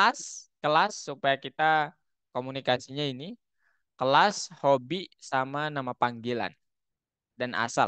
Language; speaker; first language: Indonesian; native; Indonesian